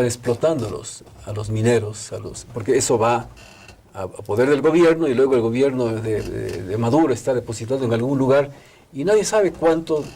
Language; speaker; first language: Spanish; native; Spanish